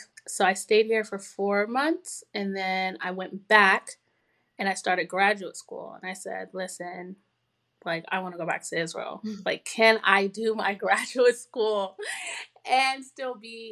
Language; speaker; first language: English; native; English